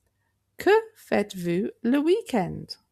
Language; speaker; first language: French; non-native, fluent; English